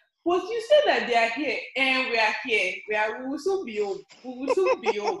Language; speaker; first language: English; non-native, local second language; Yoruba